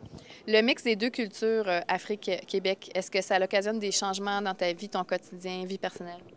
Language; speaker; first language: French; native; French